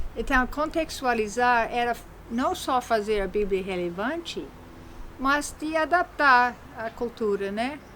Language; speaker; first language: Portuguese; non-native, fluent; English